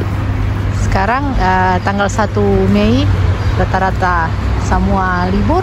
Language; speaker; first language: Indonesian; non-native, local second language; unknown